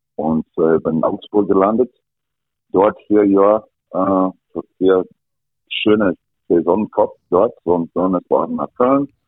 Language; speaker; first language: German; non-native, fluent; English